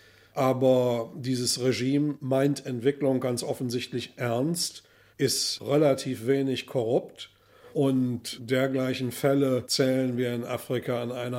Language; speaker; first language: German; native; German